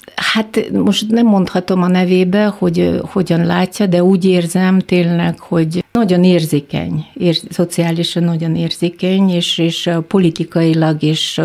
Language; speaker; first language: Hungarian; non-native, fluent; Kyrgyz